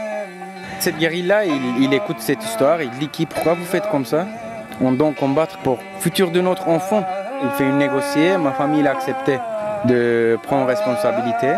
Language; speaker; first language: French; non-native, learner; Kurdish